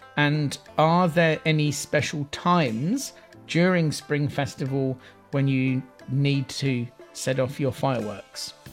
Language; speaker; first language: English; native; English